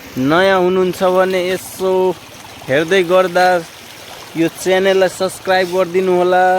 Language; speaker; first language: Nepali; non-native, local second language; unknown